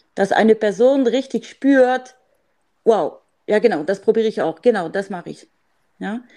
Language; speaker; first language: German; non-native, fluent; French